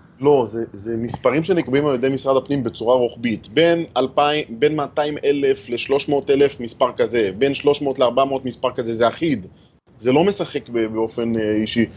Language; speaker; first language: Hebrew; native; Hebrew